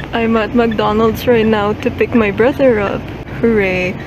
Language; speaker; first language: English; native; English